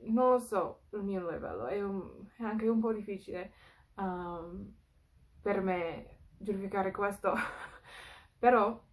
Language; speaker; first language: Italian; non-native, fluent; English